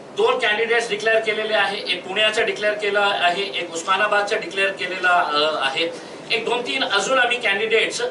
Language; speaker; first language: Marathi; non-native, local second language; Urdu